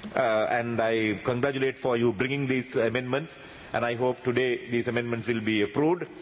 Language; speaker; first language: English; non-native, local second language; Sinhala